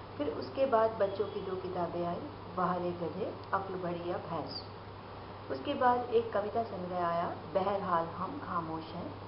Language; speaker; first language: Hindi; native; Hindi